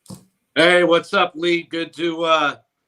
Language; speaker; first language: English; native; English